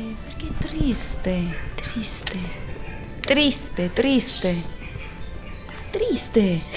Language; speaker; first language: Italian; non-native, learner; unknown